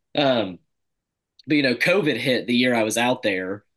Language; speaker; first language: English; native; English